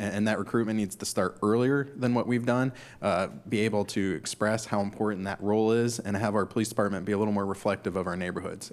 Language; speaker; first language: English; native; English